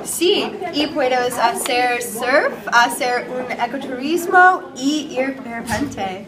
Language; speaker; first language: Spanish; non-native, learner; English